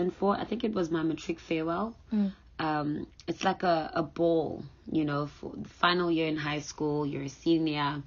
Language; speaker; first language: English; non-native, local second language; Zulu